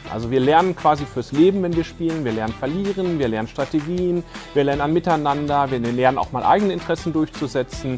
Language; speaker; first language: German; native; German